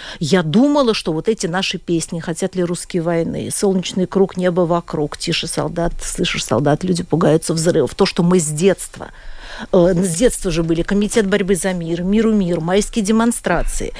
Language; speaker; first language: Russian; native; Russian